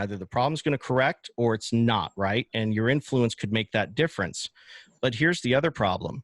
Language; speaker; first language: English; native; English